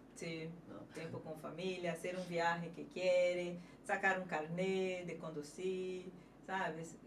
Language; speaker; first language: Spanish; non-native, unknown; Portuguese